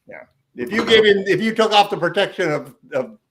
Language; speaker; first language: English; native; English